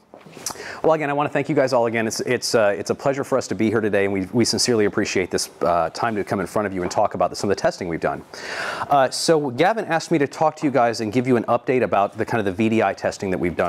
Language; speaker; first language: English; native; English